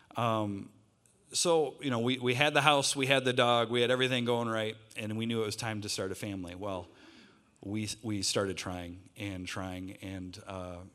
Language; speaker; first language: English; native; English